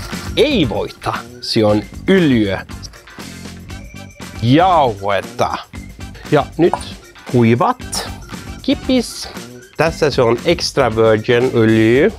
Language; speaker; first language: Finnish; non-native, learner; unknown